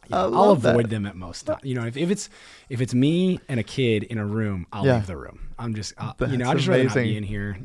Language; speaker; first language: English; native; English